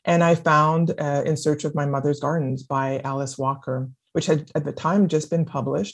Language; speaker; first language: English; non-native, fluent; French